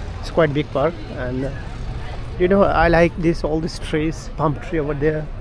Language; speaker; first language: English; non-native, learner; Bangla